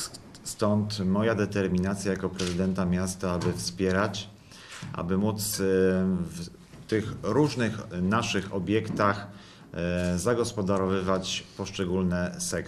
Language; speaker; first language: Polish; native; Polish